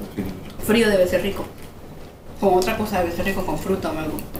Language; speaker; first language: Spanish; native; Spanish